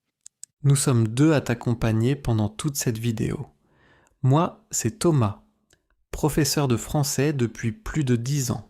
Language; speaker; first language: French; native; French